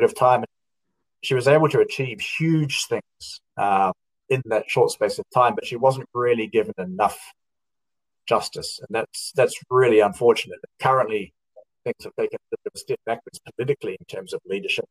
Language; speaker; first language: English; native; English